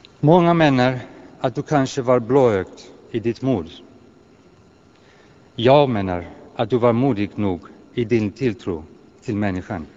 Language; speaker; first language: Swedish; non-native, fluent; Greek